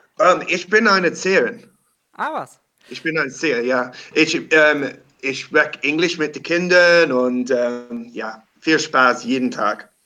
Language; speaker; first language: German; non-native, learner; English